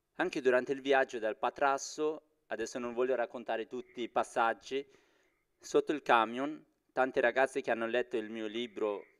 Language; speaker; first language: Italian; non-native, fluent; Persian